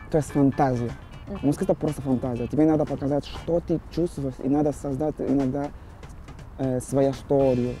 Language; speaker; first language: Russian; non-native, learner; Portuguese